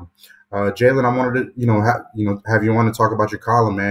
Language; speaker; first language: English; native; English